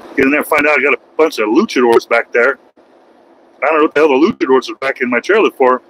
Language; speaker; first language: English; native; English